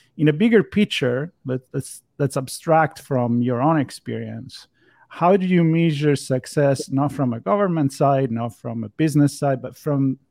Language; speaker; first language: English; non-native, fluent; Italian